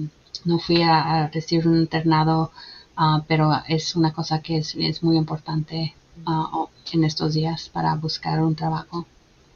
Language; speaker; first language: Spanish; early bilingual, heritage; Spanish